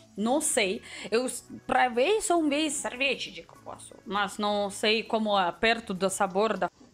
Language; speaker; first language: Portuguese; non-native, learner; Russian